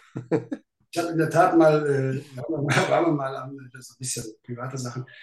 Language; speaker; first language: German; native; German